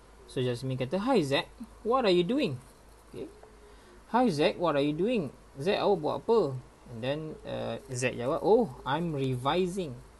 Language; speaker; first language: English; non-native, local second language; Malay